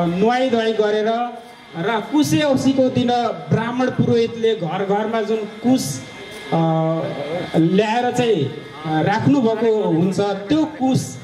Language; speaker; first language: Nepali; non-native, local second language; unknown